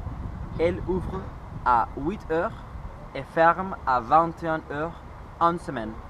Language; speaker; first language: French; non-native, learner; Spanish